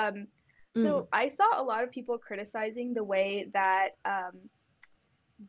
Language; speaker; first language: English; early bilingual, other home language; Kannada